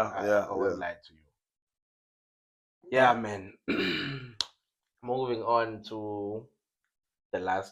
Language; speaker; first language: English; non-native, local second language; Zulu